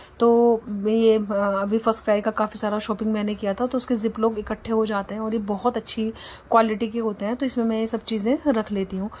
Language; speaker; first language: Hindi; native; Hindi